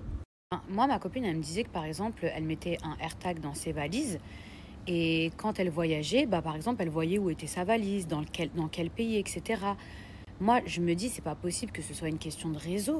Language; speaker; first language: French; native; French